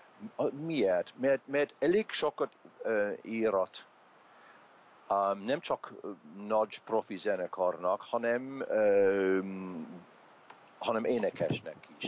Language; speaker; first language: Hungarian; non-native, learner; English